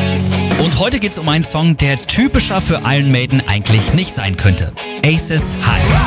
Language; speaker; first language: German; native; German